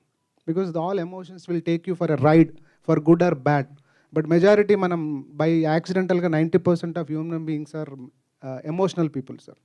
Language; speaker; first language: Telugu; native; Telugu